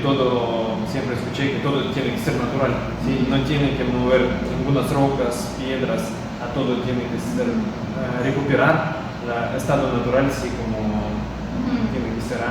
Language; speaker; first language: Spanish; non-native, learner; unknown